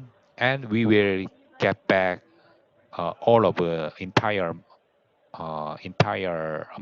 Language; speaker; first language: English; non-native, learner; Korean